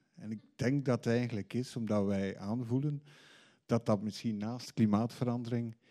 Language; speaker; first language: Dutch; native; Dutch